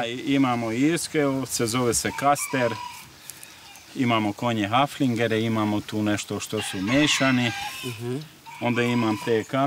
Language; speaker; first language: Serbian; non-native, local second language; Hungarian